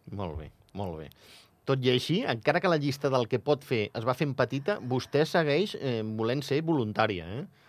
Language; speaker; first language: Catalan; native; Catalan